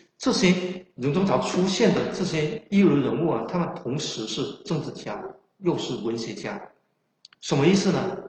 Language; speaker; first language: Chinese; non-native, local second language; Min Nan Chinese